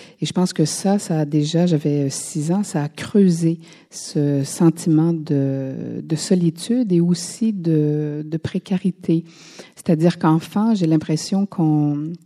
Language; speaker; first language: French; native; French